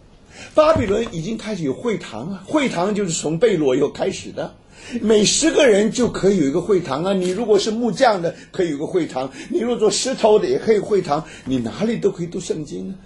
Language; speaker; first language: Chinese; native; Chinese